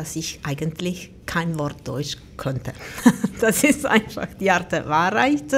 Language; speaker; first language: German; non-native, fluent; Italian